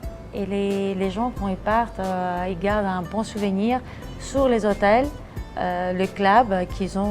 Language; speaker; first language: French; non-native, fluent; Greek